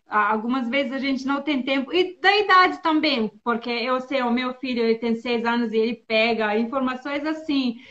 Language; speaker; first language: Portuguese; non-native, learner; Bosnian